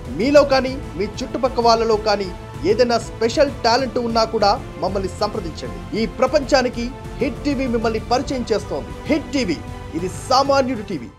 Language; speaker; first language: Telugu; native; Telugu